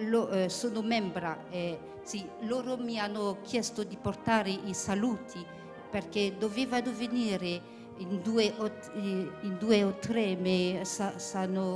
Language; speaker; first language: Italian; early bilingual, heritage; French